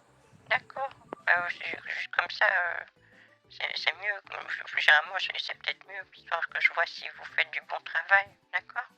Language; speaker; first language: French; native; French